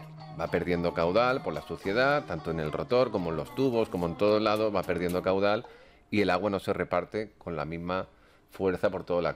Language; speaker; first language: Spanish; native; Spanish